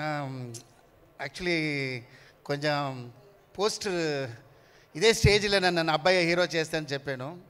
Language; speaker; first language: Telugu; non-native, fluent; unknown